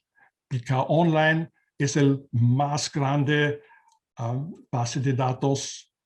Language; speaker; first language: Spanish; non-native, learner; German